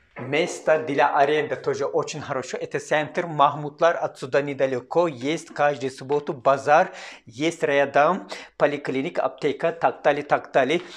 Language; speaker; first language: Russian; non-native, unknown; Turkish